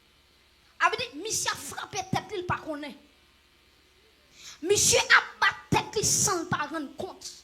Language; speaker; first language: French; non-native, local second language; Haitian Creole